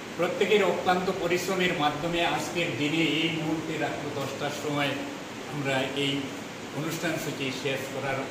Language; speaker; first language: Bangla; native; Bangla